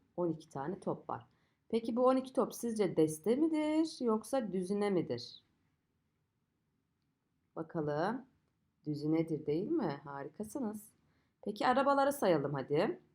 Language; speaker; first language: Turkish; native; Turkish